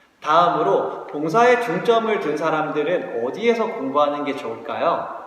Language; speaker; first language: Korean; native; Korean